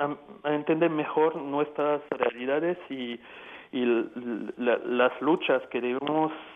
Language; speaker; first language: Spanish; non-native, fluent; French